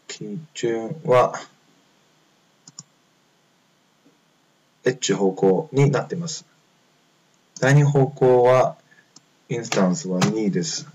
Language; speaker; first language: Japanese; non-native, fluent; Chinese